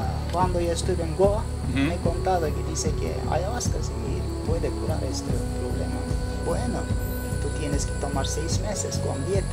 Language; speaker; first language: Spanish; non-native, learner; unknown